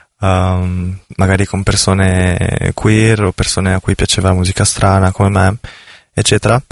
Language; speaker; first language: Italian; native; Italian